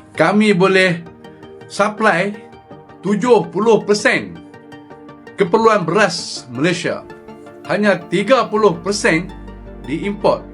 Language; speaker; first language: Malay; native; Malay